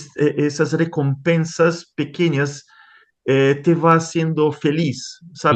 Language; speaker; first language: Spanish; non-native, fluent; Portuguese